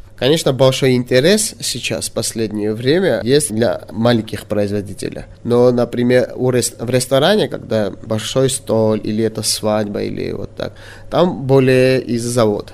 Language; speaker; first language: Russian; non-native, local second language; Georgian